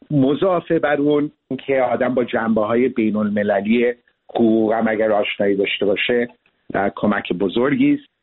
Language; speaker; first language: Persian; early bilingual, heritage; Persian